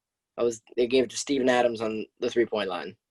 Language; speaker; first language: English; native; English